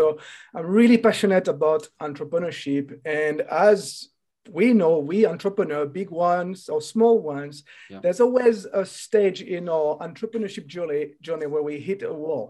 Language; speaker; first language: English; non-native, fluent; French